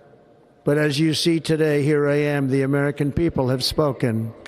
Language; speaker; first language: English; native; English